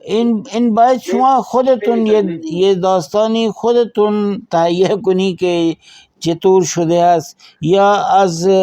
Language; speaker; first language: Persian; non-native, fluent; Urdu